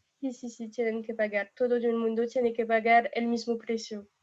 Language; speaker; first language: Spanish; non-native, fluent; French